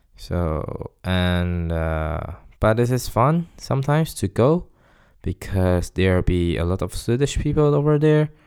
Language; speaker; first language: English; non-native, fluent; Chinese